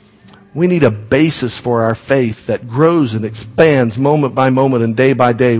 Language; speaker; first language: English; native; English